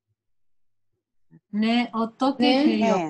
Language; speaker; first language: Korean; non-native, learner; Spanish